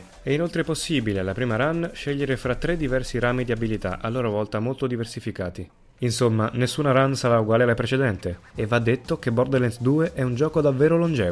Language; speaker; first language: Italian; native; Italian